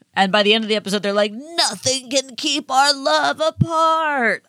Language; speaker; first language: English; native; English